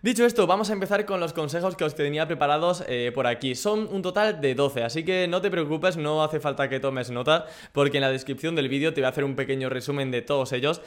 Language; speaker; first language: Spanish; native; Spanish